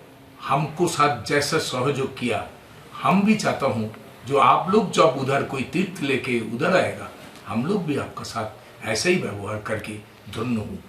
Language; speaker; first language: Hindi; non-native, local second language; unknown